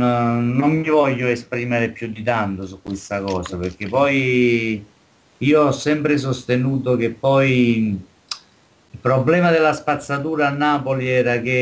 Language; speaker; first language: Italian; native; Italian